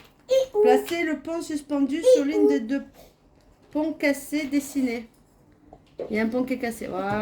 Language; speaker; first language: French; native; French